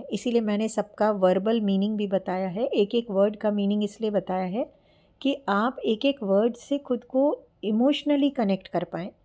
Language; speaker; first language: Hindi; native; Hindi